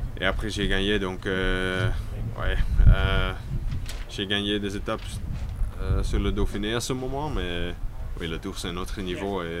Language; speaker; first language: French; non-native, local second language; Dutch